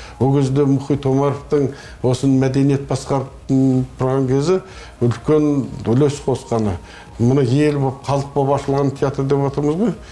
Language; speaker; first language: Kazakh; native; Kazakh